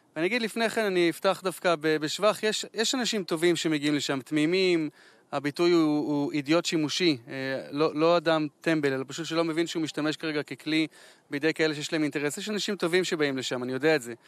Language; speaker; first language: Hebrew; native; Hebrew